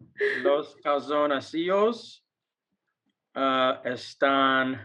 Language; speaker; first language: Spanish; non-native, learner; English